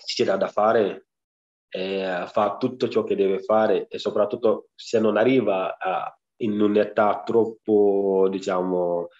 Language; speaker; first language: Italian; non-native, fluent; Wolof